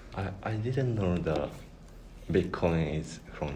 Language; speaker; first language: English; non-native, learner; Japanese